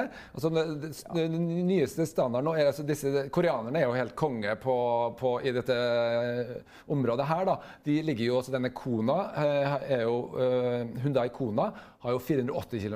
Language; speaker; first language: Norwegian; native; Norwegian